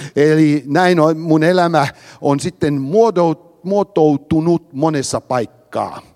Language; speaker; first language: Finnish; early bilingual, heritage; Finnish